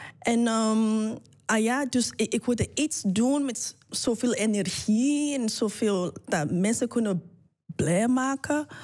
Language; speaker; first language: Dutch; non-native, fluent; English